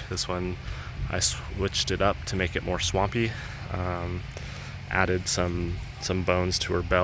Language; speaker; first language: English; native; English